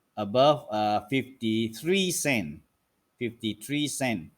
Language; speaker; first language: English; non-native, local second language; Malay